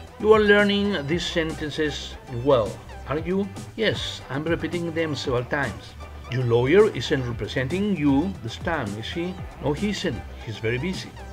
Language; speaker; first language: English; non-native, fluent; Spanish